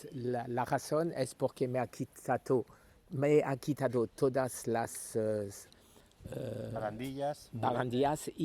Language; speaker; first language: Spanish; non-native, learner; French